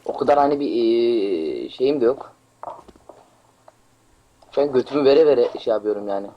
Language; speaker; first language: Turkish; native; Turkish